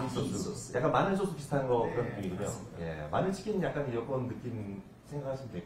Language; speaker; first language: Korean; native; Korean